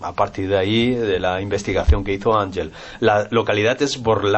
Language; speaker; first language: Spanish; native; Spanish